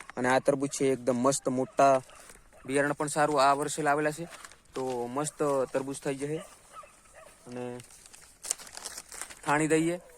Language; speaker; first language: Gujarati; non-native, local second language; Rathawi